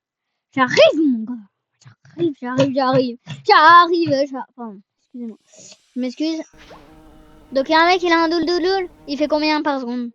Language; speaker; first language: French; native; French